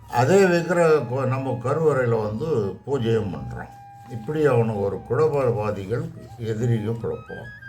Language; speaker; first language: Tamil; native; Tamil